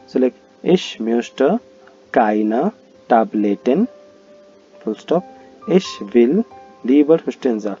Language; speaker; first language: German; non-native, fluent; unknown